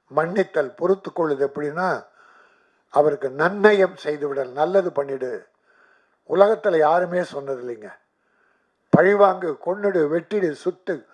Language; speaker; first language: Tamil; native; Tamil